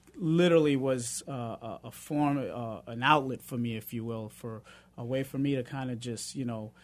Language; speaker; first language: English; early bilingual, other home language; Spanish